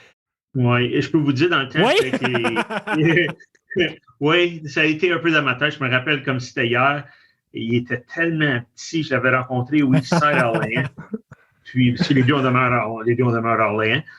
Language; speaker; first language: French; native; French